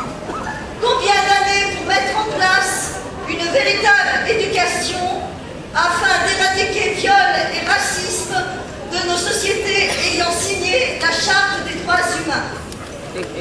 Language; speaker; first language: French; native; French